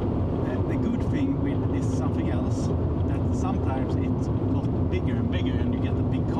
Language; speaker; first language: English; non-native, fluent; Swedish